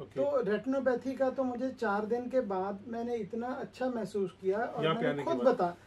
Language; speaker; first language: Hindi; native; Hindi